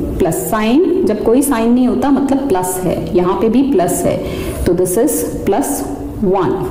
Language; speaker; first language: Hindi; non-native, local second language; Punjabi